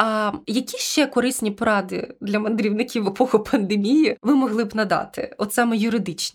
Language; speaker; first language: Ukrainian; native; Ukrainian